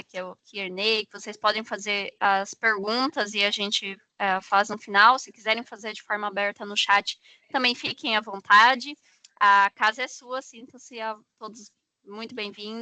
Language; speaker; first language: Portuguese; native; Portuguese